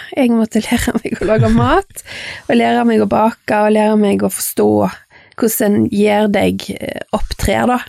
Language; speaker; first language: Norwegian; native; Norwegian